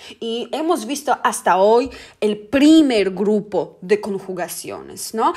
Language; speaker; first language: Spanish; non-native, fluent; Polish